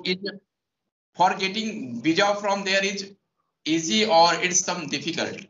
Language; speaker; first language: English; non-native, local second language; Hindi